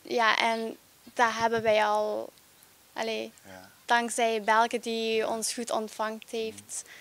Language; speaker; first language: Dutch; early bilingual, other home language; Albanian